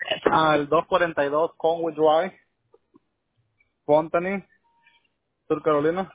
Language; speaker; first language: Spanish; native; Spanish